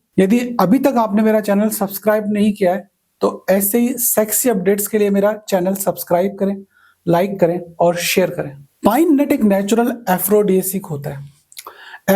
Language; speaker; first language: Hindi; native; Hindi